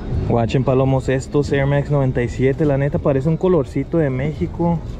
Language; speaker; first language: Spanish; native; Spanish